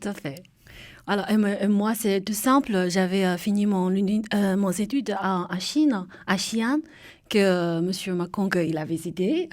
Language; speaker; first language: French; non-native, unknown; Chinese